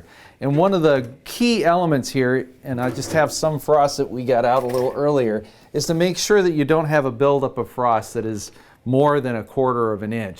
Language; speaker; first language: English; native; English